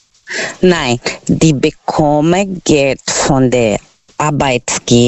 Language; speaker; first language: German; non-native, learner; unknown